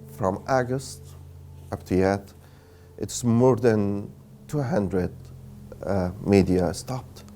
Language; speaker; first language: English; non-native, learner; Persian